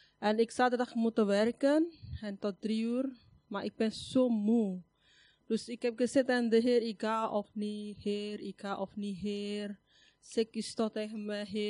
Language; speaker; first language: Dutch; non-native, learner; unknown